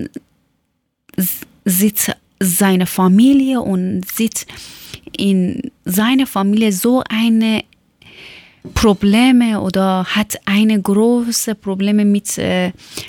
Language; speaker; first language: German; non-native, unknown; Persian